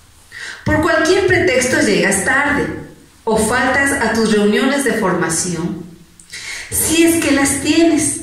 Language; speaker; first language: Spanish; native; Spanish